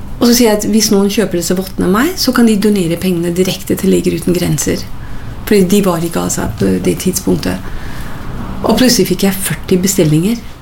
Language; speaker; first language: Norwegian; non-native, fluent; English